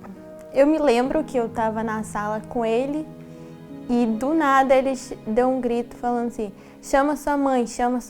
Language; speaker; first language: Portuguese; early bilingual, heritage; Portuguese